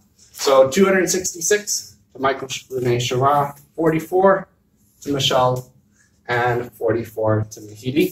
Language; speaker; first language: English; native; English